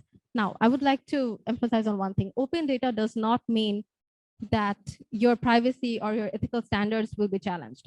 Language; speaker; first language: English; non-native, local second language; Bangla